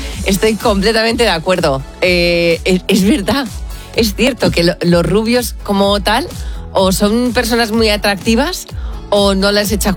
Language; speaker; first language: Spanish; native; Spanish